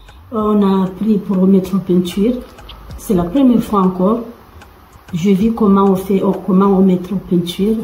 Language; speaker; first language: French; non-native, learner; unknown